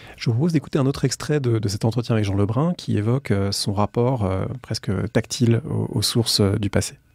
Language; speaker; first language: French; native; French